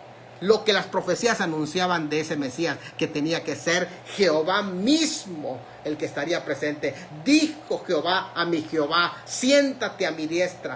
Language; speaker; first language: Spanish; native; Spanish